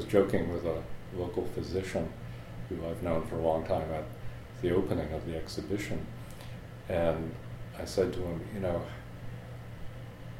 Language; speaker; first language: English; native; English